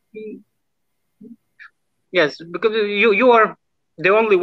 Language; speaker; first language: English; non-native, fluent; Lithuanian